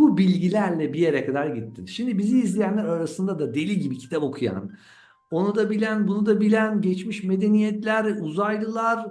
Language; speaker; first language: Turkish; native; Turkish